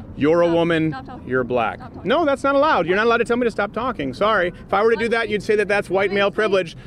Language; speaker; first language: English; native; English